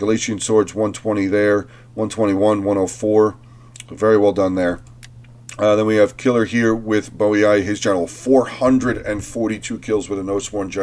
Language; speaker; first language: English; native; English